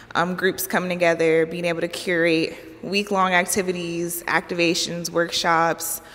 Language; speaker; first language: English; native; English